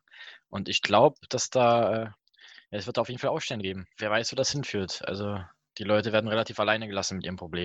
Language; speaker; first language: German; native; German